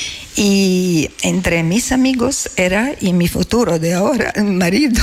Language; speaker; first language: Spanish; non-native, learner; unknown